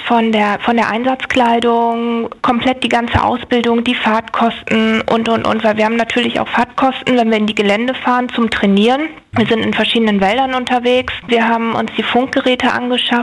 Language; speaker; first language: German; native; German